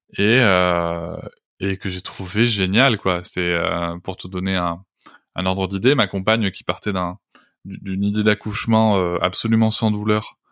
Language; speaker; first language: French; native; French